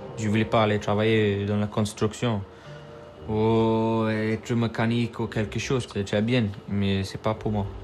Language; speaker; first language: French; non-native, fluent; English